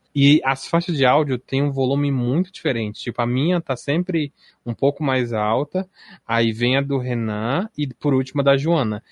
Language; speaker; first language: Portuguese; native; Portuguese